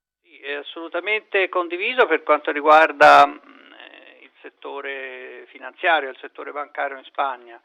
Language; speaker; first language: Italian; native; Italian